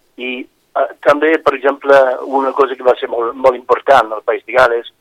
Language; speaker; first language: Catalan; non-native, fluent; Welsh